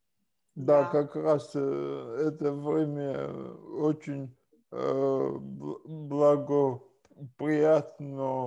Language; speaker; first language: Russian; non-native, local second language; Latvian